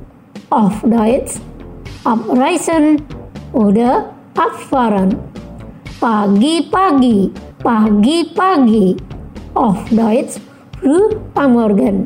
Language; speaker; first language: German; non-native, learner; Indonesian